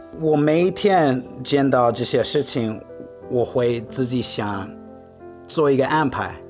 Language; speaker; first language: Chinese; non-native, fluent; English